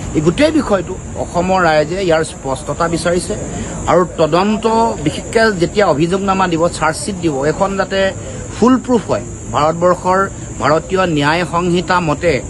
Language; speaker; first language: Assamese; native; Assamese